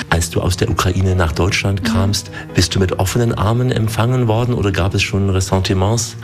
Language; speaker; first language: German; native; German